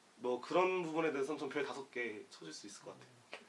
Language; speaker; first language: Korean; native; Korean